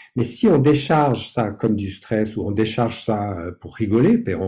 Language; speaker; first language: French; non-native, fluent; English